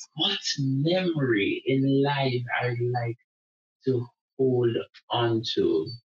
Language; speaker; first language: English; non-native, local second language; Jamaican Creole English